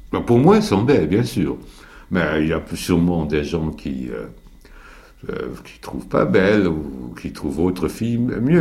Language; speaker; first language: French; non-native, fluent; German